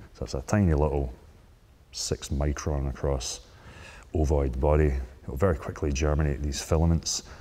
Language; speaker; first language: English; native; English